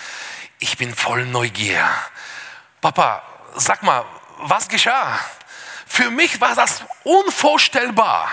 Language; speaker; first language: German; non-native, fluent; Bulgarian